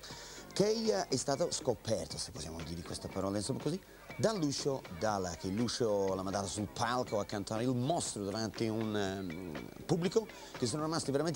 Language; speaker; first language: Italian; native; Italian